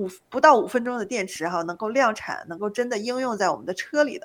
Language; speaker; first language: Chinese; native; Chinese